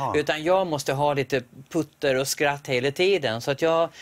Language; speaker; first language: Swedish; native; Swedish